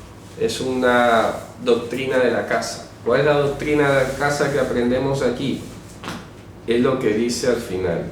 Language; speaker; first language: Spanish; native; Spanish